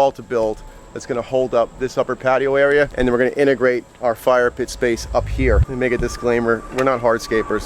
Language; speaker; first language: English; native; English